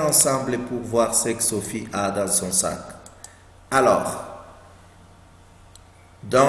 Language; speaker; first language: French; non-native, fluent; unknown